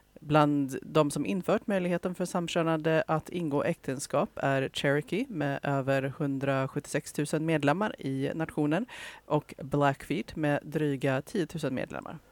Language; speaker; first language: Swedish; native; Swedish